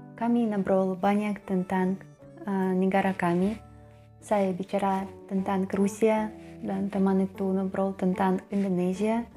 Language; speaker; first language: Indonesian; non-native, learner; Russian